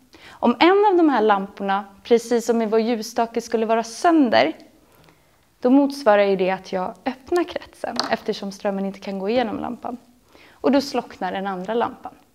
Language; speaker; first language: Swedish; native; Swedish